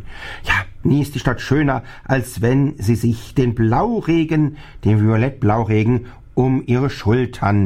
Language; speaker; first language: German; native; German